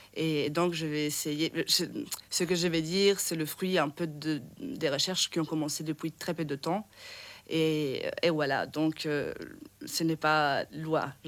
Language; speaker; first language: French; non-native, fluent; Italian